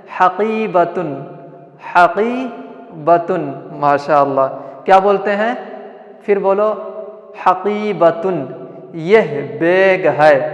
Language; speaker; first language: Urdu; non-native, local second language; Malayalam